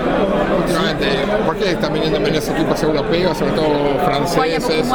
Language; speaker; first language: Spanish; native; Spanish